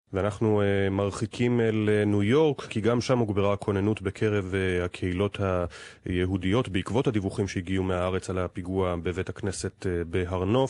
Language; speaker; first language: Hebrew; native; Hebrew